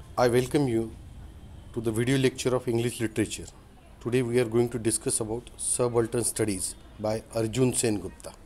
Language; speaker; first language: English; non-native, local second language; Marathi